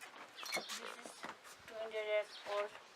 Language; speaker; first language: English; non-native, learner; Ladakhi